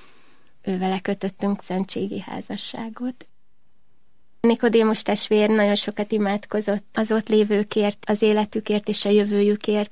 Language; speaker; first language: Hungarian; native; Hungarian